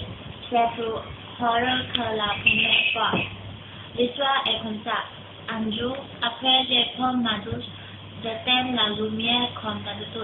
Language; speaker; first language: French; non-native, learner; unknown